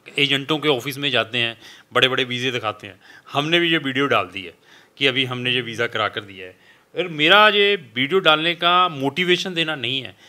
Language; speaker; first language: Hindi; non-native, local second language; Punjabi